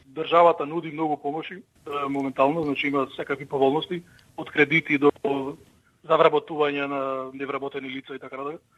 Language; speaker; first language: Macedonian; early bilingual, heritage; Macedonian